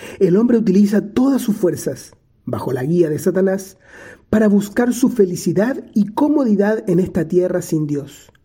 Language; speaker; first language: Spanish; native; Spanish